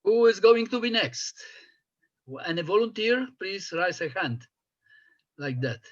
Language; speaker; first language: English; non-native, fluent; Polish